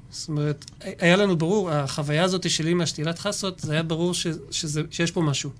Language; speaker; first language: Hebrew; native; Hebrew